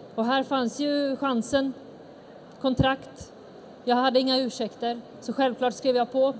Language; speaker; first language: Swedish; early bilingual, other home language; Bosnian